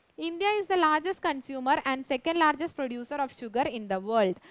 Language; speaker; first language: English; non-native, local second language; Malayalam